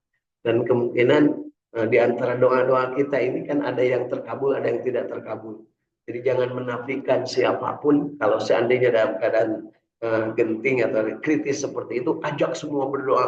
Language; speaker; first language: Indonesian; native; Indonesian